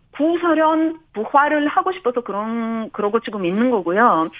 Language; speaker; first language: Korean; non-native, fluent; Ukrainian